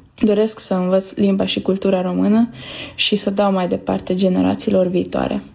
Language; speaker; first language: Romanian; early bilingual, heritage; Romanian